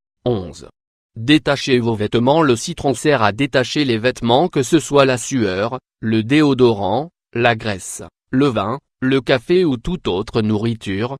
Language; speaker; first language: French; native; French